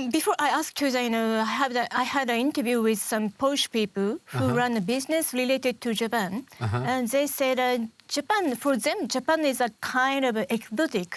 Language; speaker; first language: English; non-native, learner; Japanese